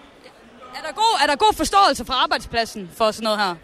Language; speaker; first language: Danish; native; Danish